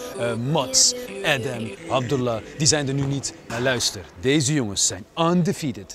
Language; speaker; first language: Dutch; native; Dutch